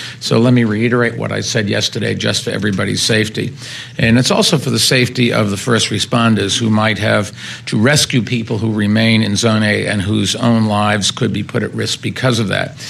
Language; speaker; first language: English; native; English